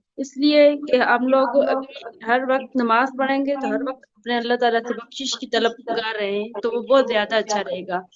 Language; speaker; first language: Urdu; non-native, local second language; Punjabi